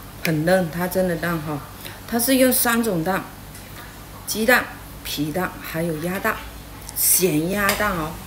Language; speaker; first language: Chinese; native; Chinese